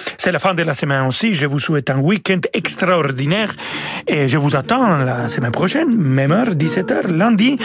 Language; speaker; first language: French; non-native, fluent; Spanish